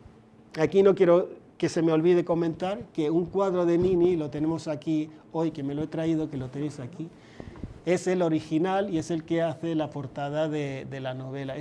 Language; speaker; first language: Spanish; non-native, fluent; Swedish